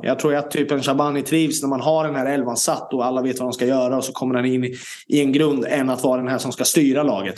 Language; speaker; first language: Swedish; native; Swedish